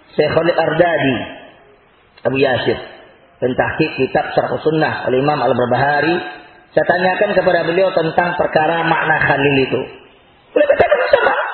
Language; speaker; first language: Indonesian; non-native, local second language; Minangkabau